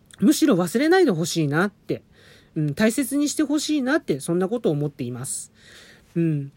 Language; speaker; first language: Japanese; native; Japanese